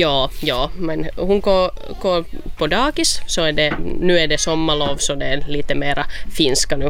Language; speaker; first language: Swedish; non-native, local second language; Finnish